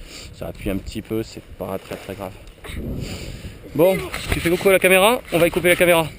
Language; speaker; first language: French; native; French